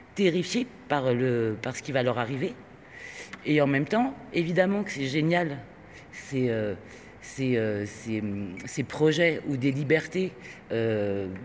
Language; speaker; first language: French; non-native, fluent; Spanish